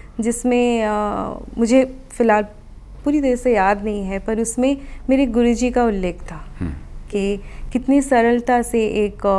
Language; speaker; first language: Hindi; non-native, local second language; Odia